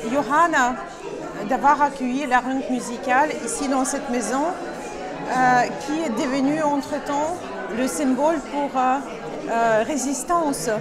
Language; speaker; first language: French; non-native, fluent; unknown